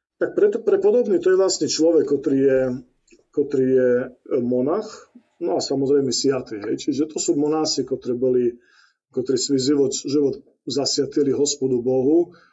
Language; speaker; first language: Slovak; non-native, local second language; Rusyn